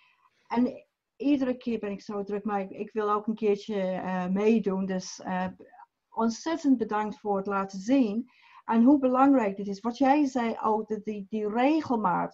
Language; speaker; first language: Dutch; non-native, fluent; English